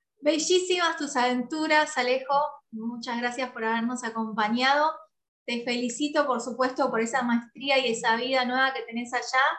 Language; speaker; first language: Spanish; native; Spanish